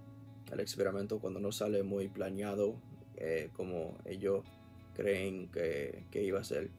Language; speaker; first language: Spanish; non-native, learner; English